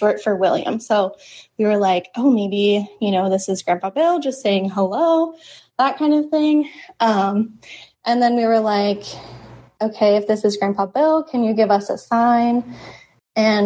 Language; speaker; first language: English; native; English